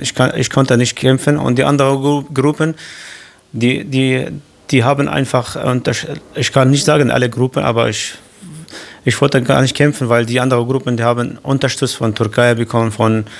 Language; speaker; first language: German; non-native, learner; Kurdish